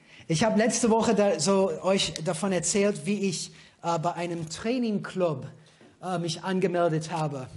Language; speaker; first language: German; non-native, fluent; English